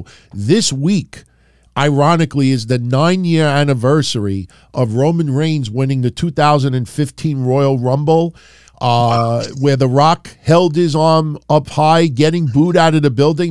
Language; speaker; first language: English; native; English